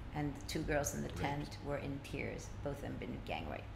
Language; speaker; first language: English; early bilingual, other home language; Swedish